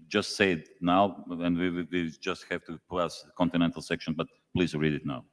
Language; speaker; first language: English; non-native, fluent; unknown